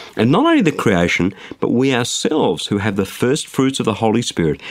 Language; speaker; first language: English; native; English